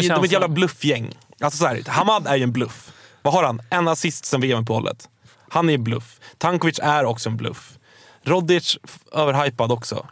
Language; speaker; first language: Swedish; native; Swedish